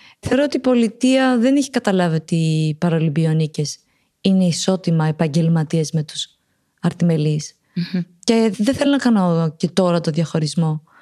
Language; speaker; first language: Greek; early bilingual, other home language; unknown